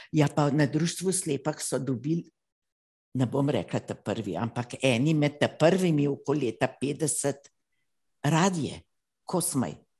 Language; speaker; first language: Slovenian; native; Slovenian